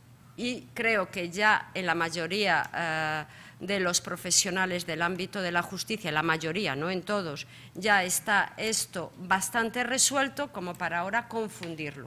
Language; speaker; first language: Spanish; native; Spanish